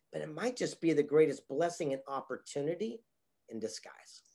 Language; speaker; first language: English; native; English